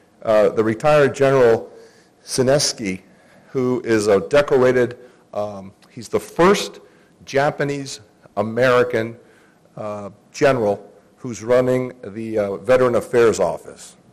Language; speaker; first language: English; early bilingual, other home language; Greek